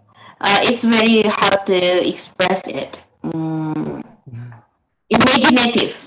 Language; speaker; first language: English; non-native, learner; Indonesian